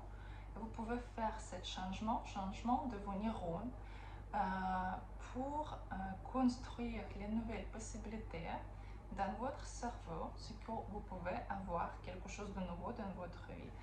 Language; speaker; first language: French; non-native, fluent; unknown